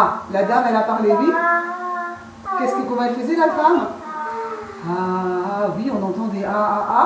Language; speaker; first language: French; native; French